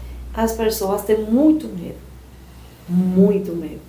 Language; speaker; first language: Portuguese; non-native, learner; Spanish